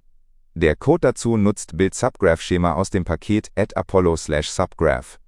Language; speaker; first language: German; native; German